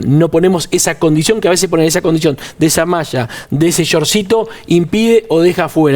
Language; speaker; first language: Spanish; native; Spanish